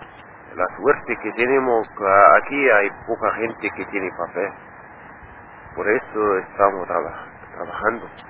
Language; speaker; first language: Spanish; non-native, learner; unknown